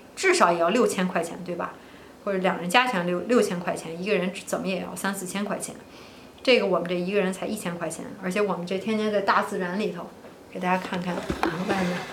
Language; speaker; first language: Chinese; native; Chinese